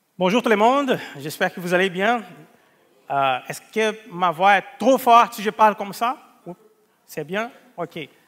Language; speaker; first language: French; non-native, fluent; Portuguese